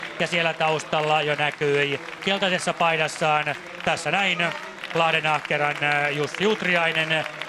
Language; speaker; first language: Finnish; native; Finnish